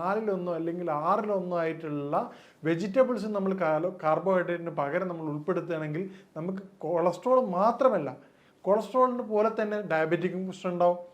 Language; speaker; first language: Malayalam; native; Malayalam